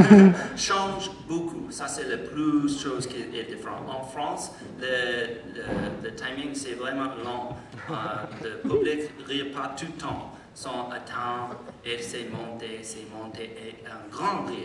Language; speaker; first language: French; non-native, learner; English